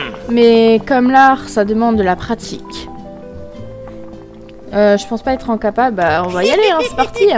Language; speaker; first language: French; native; French